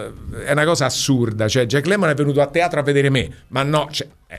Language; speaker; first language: Italian; native; Italian